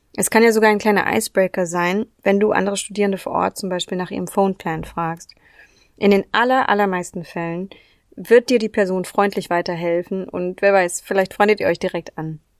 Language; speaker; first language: German; native; German